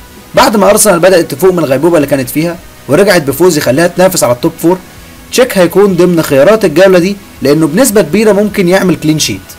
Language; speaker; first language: Arabic; native; Arabic